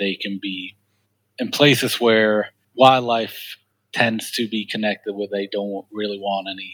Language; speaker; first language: English; non-native, fluent; Swedish